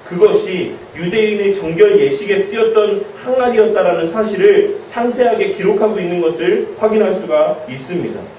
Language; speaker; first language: Korean; native; Korean